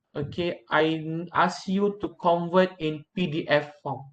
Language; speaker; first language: English; non-native, local second language; Malay